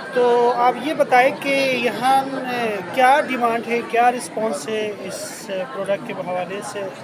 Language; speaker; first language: Urdu; non-native, local second language; Khowar